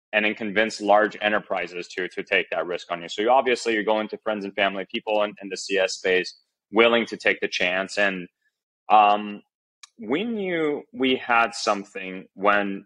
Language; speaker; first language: English; early bilingual, other home language; Chinese